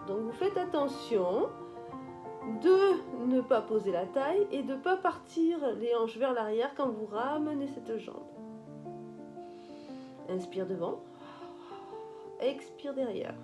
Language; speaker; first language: French; native; French